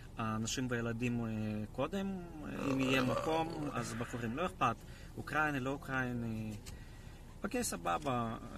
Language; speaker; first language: Hebrew; non-native, fluent; Russian